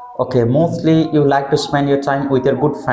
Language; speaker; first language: English; non-native, fluent; Hindi